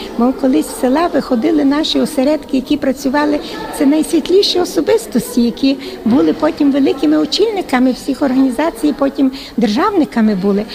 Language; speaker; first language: Ukrainian; native; Ukrainian